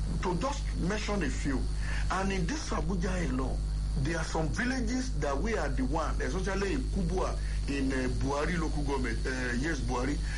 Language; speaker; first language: English; non-native, local second language; Yoruba